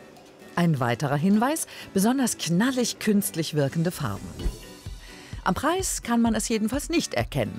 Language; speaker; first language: German; native; German